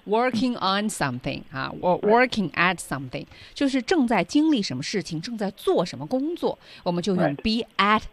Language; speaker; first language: Chinese; native; Chinese